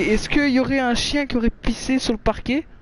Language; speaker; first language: French; native; French